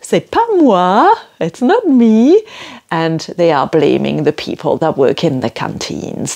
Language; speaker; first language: English; non-native, fluent; French